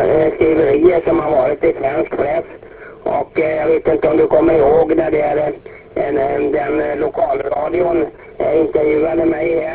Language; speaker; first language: Swedish; native; Swedish